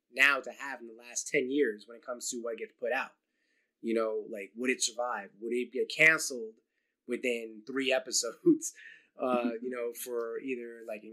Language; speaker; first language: English; native; English